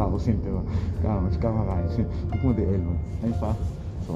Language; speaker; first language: German; non-native, learner; Spanish